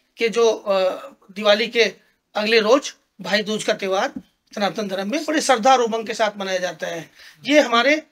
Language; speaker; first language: Hindi; native; Hindi